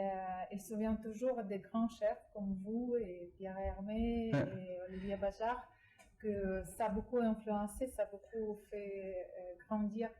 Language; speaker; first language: French; non-native, fluent; Russian